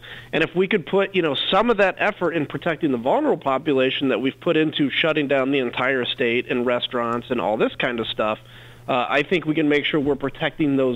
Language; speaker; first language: English; native; English